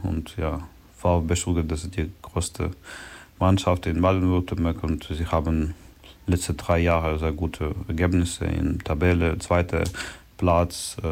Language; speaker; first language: German; non-native, learner; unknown